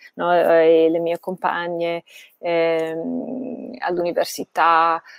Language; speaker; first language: Italian; non-native, fluent; Bangla